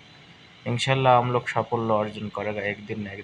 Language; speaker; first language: Hindi; non-native, learner; Bangla